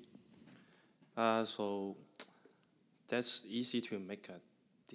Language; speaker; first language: English; non-native, learner; Chinese